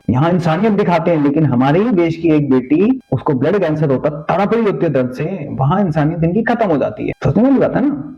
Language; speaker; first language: Hindi; native; Hindi